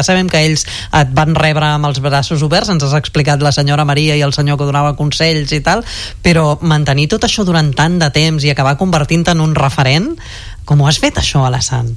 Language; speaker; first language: Catalan; native; Catalan